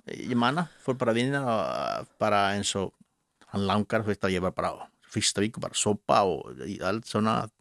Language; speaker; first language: Icelandic; non-native, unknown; Spanish